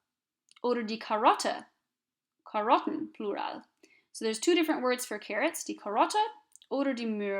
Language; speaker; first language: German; non-native, fluent; English